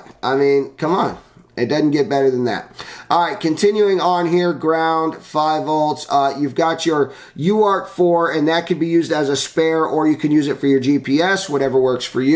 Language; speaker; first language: English; native; English